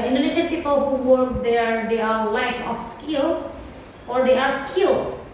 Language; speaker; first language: English; non-native, learner; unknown